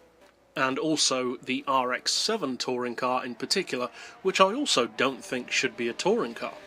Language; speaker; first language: English; native; English